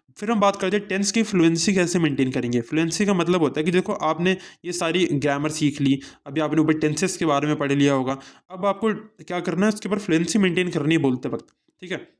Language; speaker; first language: Hindi; native; Hindi